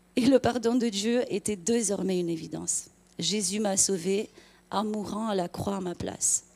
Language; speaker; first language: French; non-native, fluent; Romanian